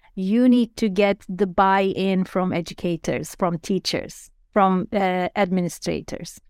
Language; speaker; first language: English; non-native, fluent; Turkish